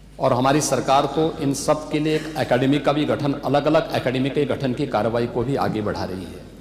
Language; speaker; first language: Hindi; native; Hindi